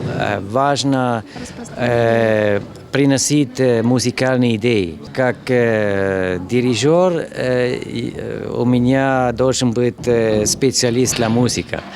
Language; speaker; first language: Ukrainian; non-native, learner; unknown